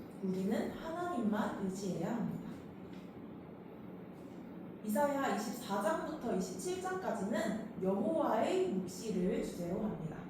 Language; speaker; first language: Korean; native; Korean